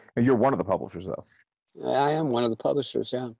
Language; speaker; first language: English; native; English